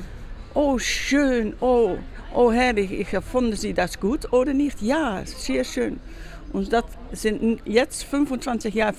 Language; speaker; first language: German; non-native, learner; Dutch